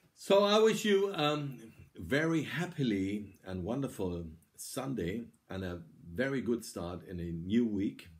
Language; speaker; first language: English; non-native, fluent; German